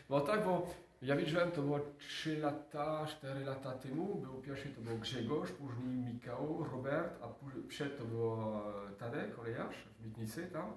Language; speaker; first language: Polish; non-native, learner; French